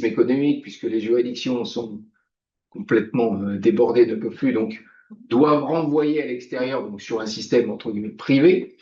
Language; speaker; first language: French; native; French